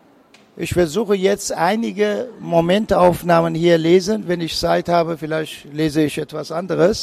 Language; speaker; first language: German; non-native, fluent; Persian